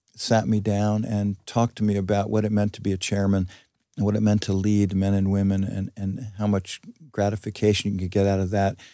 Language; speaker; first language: English; early bilingual, other home language; Greek